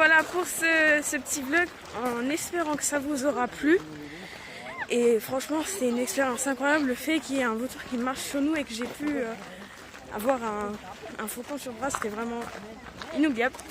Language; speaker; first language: French; native; French